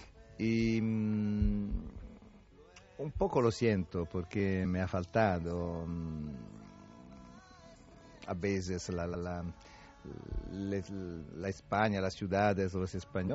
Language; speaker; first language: Spanish; non-native, fluent; Italian